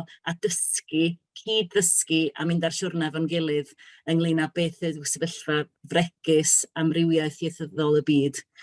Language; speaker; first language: Welsh; native; Welsh